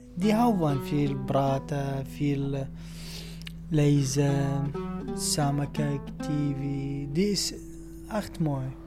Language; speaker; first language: Dutch; non-native, learner; Arabic